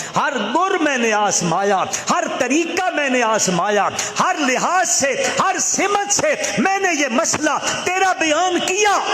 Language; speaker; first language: Urdu; non-native, local second language; Punjabi